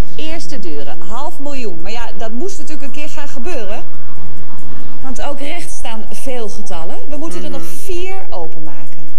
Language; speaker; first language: Dutch; native; Dutch